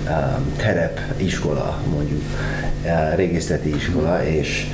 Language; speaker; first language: Hungarian; non-native, learner; English